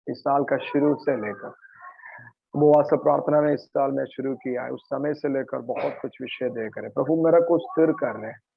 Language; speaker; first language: Hindi; non-native, local second language; Malayalam